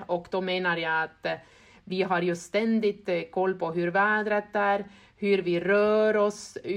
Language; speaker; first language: Swedish; non-native, fluent; Estonian